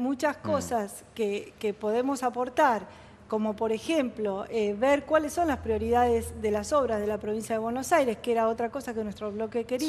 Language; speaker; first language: Spanish; native; Spanish